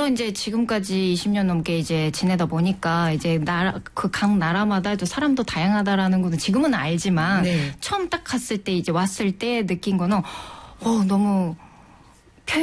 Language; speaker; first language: Korean; non-native, fluent; Japanese